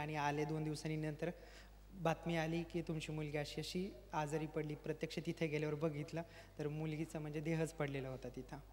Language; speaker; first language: Marathi; native; Marathi